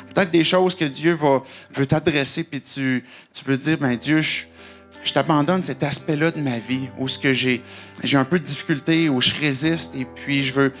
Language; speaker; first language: French; native; French